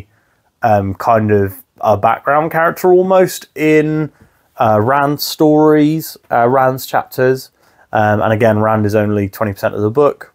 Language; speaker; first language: English; native; English